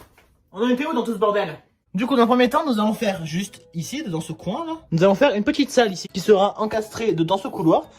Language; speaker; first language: French; native; French